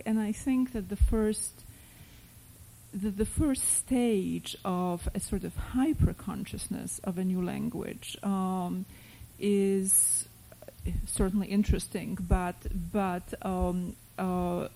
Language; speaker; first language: English; non-native, fluent; Polish